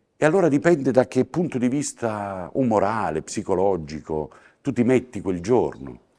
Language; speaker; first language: Italian; native; Italian